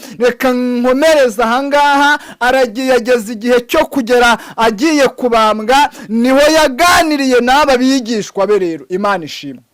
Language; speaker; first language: Kinyarwanda; native; Kinyarwanda